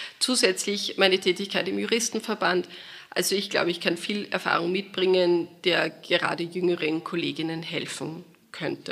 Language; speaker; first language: German; native; German